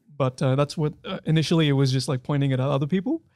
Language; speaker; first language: English; non-native, local second language; Hindi